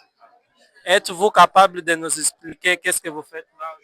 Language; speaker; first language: French; non-native, fluent; Portuguese